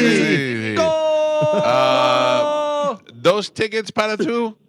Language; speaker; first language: Spanish; non-native, learner; English